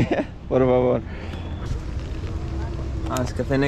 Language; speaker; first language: Spanish; non-native, learner; Arabic